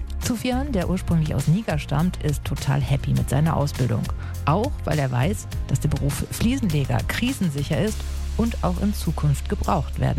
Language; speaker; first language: German; native; German